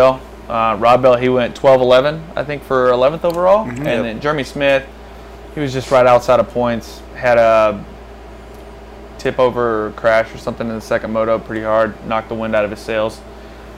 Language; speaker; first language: English; native; English